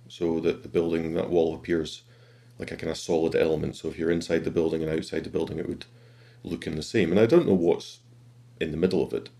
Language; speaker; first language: English; native; English